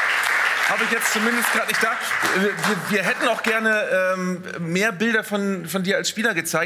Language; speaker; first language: German; native; German